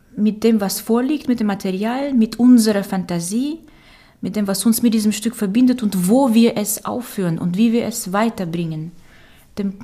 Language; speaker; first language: German; early bilingual, other home language; Romanian